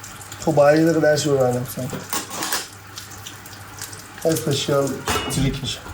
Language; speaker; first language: Persian; native; Persian